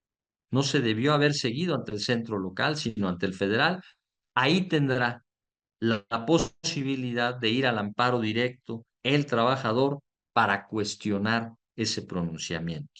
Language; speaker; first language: Spanish; native; Spanish